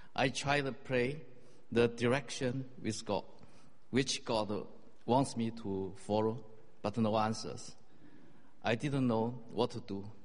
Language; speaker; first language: English; non-native, fluent; Chinese